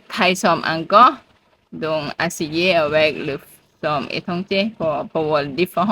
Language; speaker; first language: French; non-native, learner; Thai